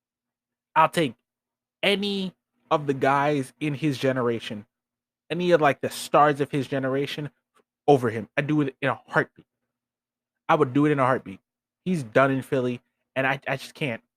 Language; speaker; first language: English; native; English